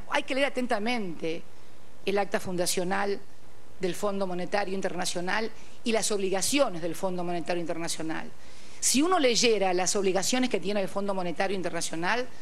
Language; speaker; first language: Spanish; native; Spanish